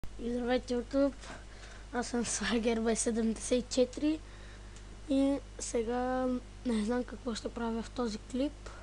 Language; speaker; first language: Bulgarian; native; Bulgarian